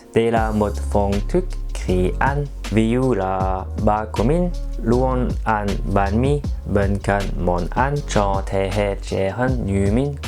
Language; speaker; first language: Vietnamese; non-native, learner; French